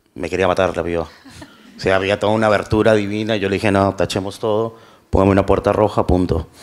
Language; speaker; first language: Spanish; native; Spanish